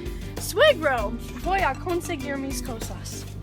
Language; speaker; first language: Spanish; non-native, learner; English